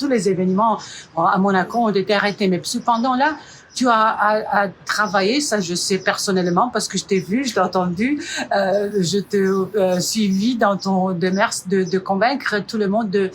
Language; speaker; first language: French; non-native, fluent; Romanian